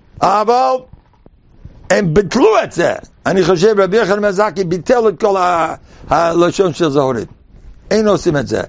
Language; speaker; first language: Hebrew; non-native, fluent; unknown